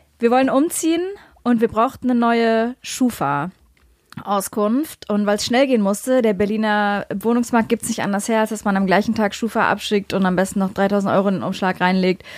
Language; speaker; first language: German; native; German